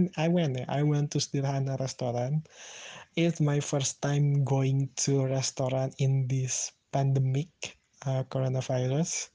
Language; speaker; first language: English; non-native, learner; Indonesian